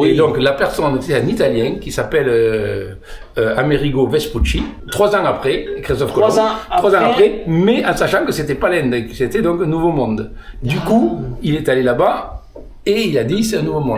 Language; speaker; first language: French; native; French